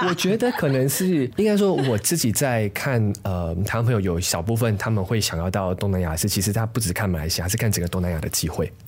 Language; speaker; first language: Chinese; native; Chinese